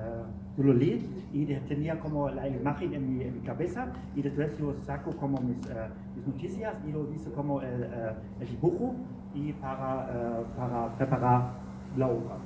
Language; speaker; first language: Spanish; non-native, learner; German